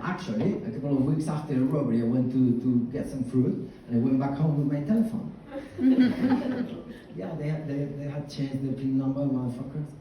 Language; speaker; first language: English; non-native, fluent; Spanish